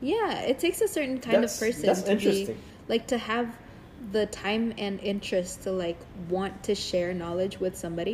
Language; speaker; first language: English; non-native, fluent; Indonesian